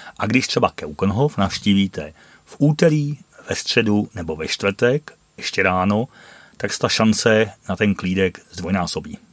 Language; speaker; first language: Czech; non-native, fluent; Dutch